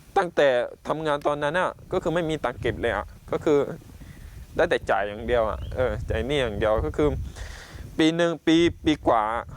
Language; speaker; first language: Thai; non-native, local second language; Pattani Malay